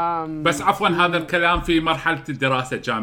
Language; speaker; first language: Arabic; native; Arabic